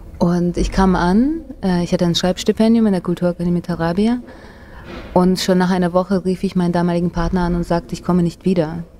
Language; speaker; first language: German; early bilingual, other home language; Russian